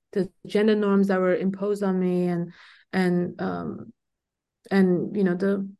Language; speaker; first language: English; early bilingual, heritage; Danish